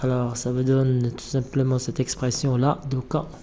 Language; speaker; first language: French; non-native, local second language; Arabic